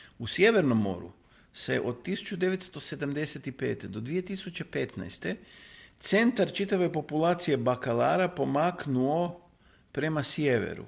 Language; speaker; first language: Croatian; native; Croatian